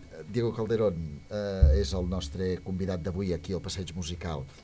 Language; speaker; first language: Catalan; native; Catalan